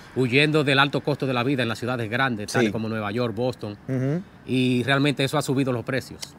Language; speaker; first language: Spanish; native; Spanish